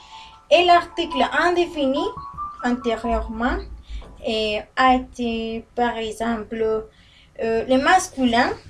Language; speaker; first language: French; non-native, learner; Spanish